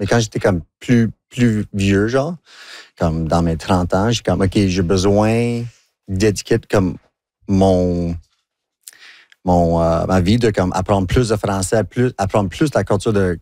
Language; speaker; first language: French; non-native, local second language; English